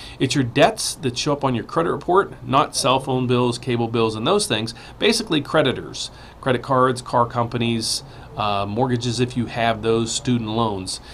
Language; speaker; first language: English; native; English